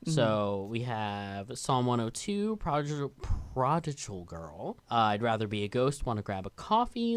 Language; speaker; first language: English; native; English